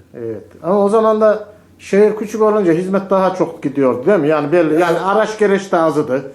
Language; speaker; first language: Turkish; native; Turkish